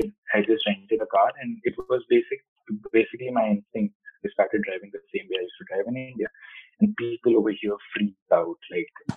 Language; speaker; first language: English; non-native, local second language; Hindi